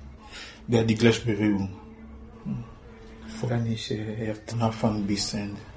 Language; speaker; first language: German; non-native, learner; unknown